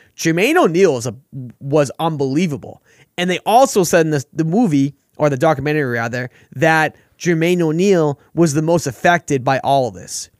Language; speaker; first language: English; native; English